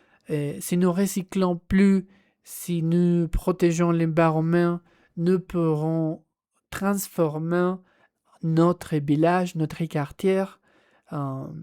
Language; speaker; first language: French; non-native, learner; Spanish